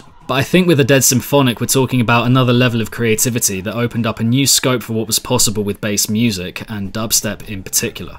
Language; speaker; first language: English; native; English